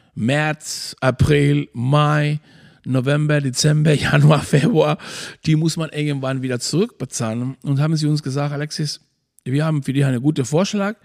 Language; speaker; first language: German; non-native, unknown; Spanish